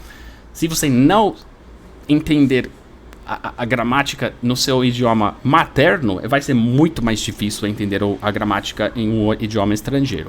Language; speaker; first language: Portuguese; non-native, fluent; English